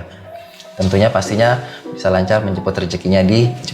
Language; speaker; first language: Indonesian; native; Indonesian